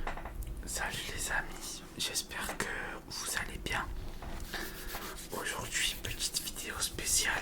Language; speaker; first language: French; native; French